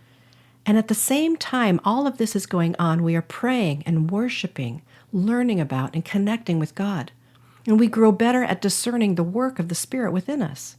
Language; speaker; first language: English; native; English